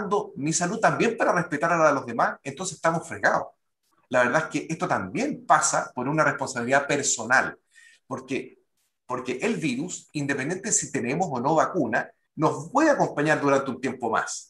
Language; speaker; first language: Spanish; native; Spanish